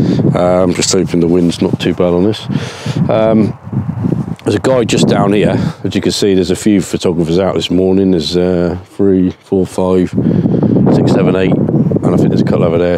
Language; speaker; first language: English; native; English